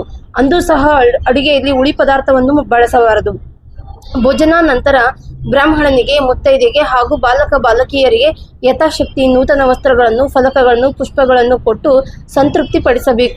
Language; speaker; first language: Kannada; native; Kannada